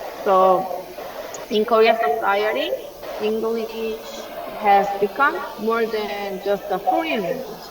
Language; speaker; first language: English; non-native, learner; Korean